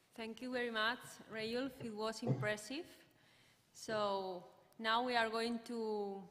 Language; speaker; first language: English; non-native, learner; Spanish